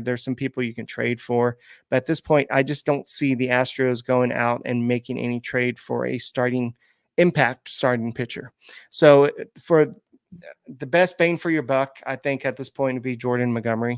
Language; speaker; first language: English; native; English